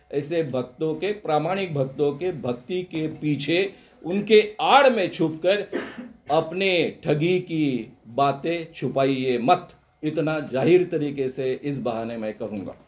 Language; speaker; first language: Hindi; non-native, local second language; Marathi